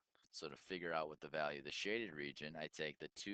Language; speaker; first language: English; native; English